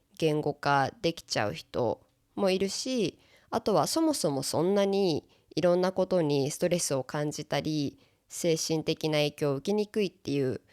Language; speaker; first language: Japanese; native; Japanese